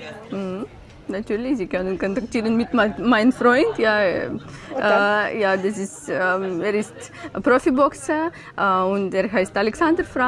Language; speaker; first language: German; non-native, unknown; Ukrainian